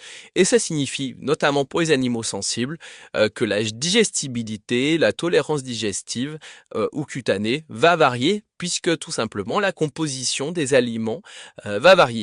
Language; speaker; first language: French; native; French